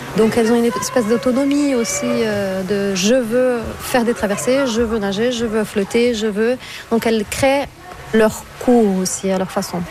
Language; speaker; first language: French; non-native, fluent; Portuguese